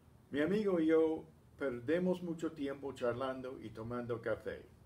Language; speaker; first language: Spanish; non-native, fluent; English